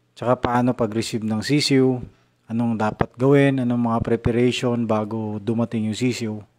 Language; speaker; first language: Filipino; non-native, local second language; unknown